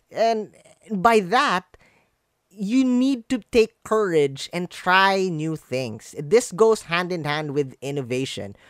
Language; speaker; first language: English; non-native, local second language; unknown